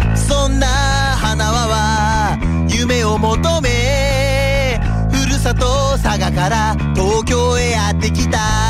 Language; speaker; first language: Japanese; native; Japanese